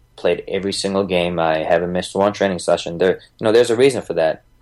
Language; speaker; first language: English; early bilingual, other home language; Bosnian